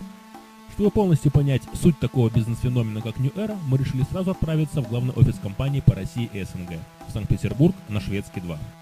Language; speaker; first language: Russian; native; Russian